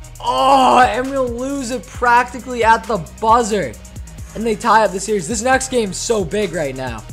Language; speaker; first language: English; native; English